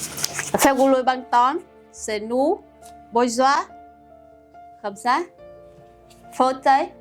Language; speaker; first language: French; non-native, learner; Vietnamese